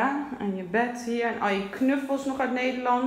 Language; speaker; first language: Dutch; native; Dutch